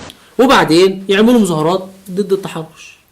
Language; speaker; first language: Arabic; native; Arabic